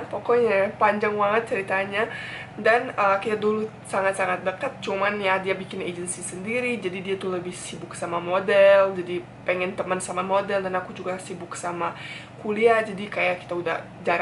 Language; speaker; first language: Indonesian; non-native, fluent; Bosnian